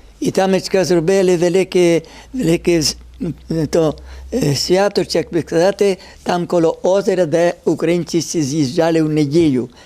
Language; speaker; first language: Ukrainian; early bilingual, heritage; Ukrainian